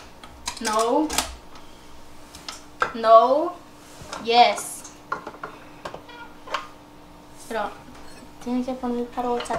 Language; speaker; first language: Spanish; early bilingual, heritage; Spanish